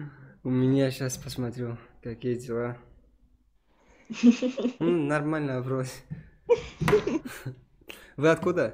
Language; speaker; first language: Russian; non-native, local second language; Tajik